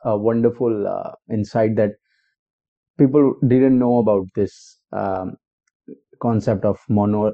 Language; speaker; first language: English; non-native, local second language; Hindi